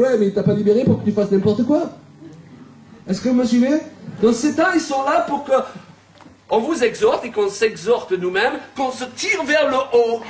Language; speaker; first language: French; native; French